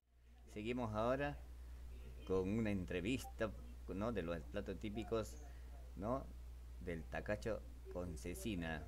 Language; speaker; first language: Spanish; native; Spanish